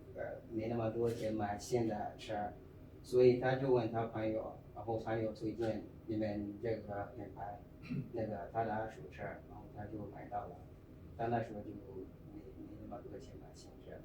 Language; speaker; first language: Chinese; non-native, fluent; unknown